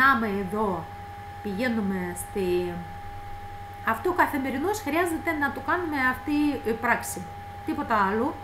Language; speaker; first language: Greek; non-native, fluent; Russian